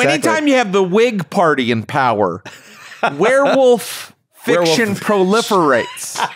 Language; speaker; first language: English; native; English